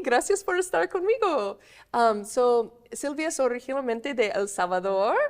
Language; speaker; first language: Spanish; non-native, fluent; English